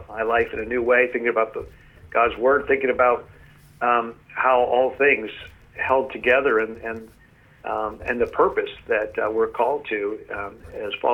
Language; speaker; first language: English; native; English